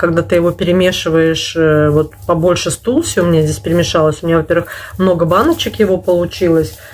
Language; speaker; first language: Russian; native; Russian